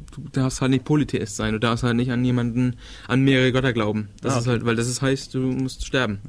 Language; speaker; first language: German; non-native, fluent; Danish